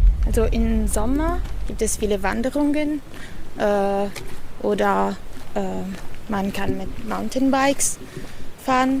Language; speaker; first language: German; non-native, fluent; Italian